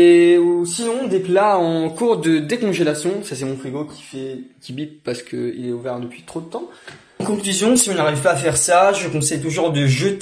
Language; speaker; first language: French; non-native, fluent; Italian